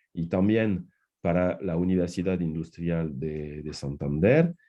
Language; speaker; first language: Spanish; non-native, fluent; French